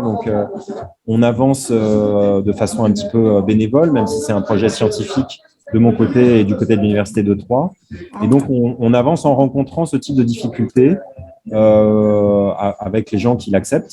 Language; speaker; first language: French; native; French